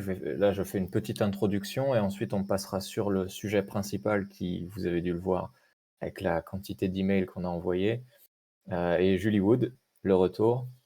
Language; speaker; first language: French; native; French